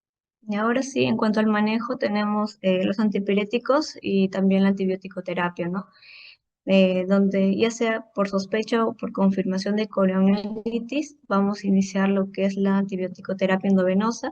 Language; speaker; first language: Spanish; native; Spanish